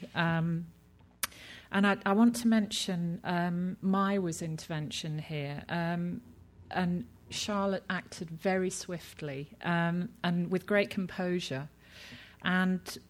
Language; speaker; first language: English; native; English